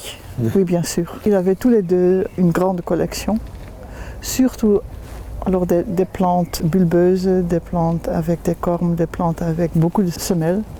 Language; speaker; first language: French; non-native, fluent; Dutch